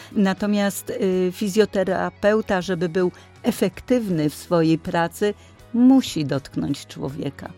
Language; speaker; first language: Polish; native; Polish